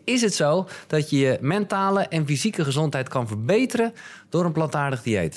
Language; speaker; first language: Dutch; native; Dutch